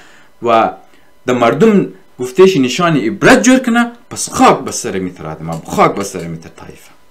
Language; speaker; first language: Persian; native; Persian